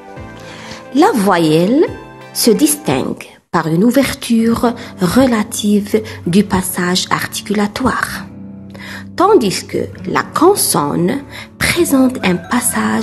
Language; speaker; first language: French; non-native, local second language; Arabic